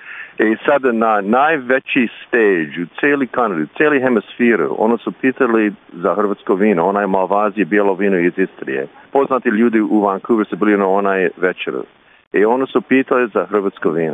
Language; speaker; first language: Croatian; early bilingual, heritage; Croatian